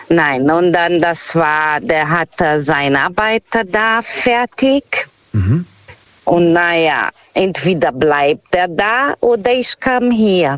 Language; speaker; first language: German; non-native, learner; Portuguese